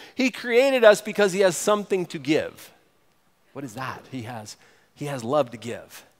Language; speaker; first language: English; native; English